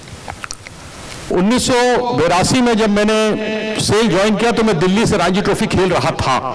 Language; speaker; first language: Hindi; native; Hindi